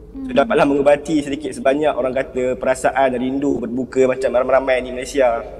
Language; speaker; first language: Malay; native; Malay